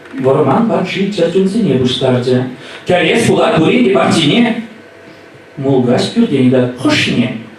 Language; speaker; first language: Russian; non-native, local second language; Chuvash